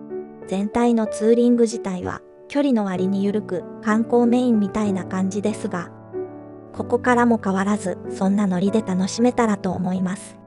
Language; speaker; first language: Japanese; native; Japanese